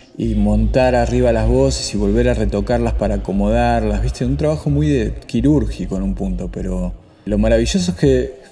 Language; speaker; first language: Spanish; native; Spanish